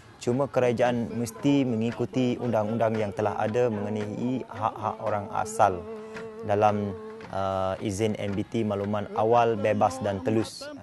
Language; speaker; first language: Malay; non-native, local second language; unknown